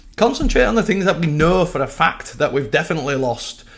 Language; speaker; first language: English; native; English